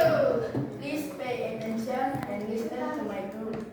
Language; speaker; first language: English; non-native, learner; Indonesian